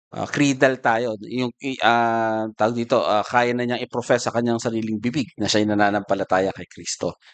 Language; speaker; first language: Filipino; native; Filipino